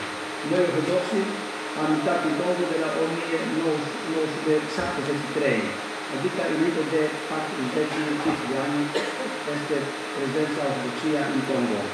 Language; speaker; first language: Romanian; non-native, learner; Greek